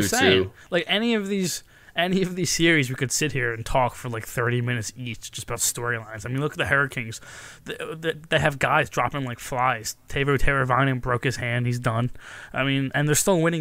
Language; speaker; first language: English; native; English